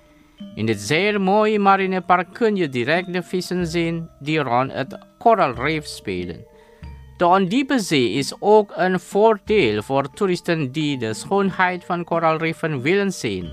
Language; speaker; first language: Dutch; non-native, fluent; Indonesian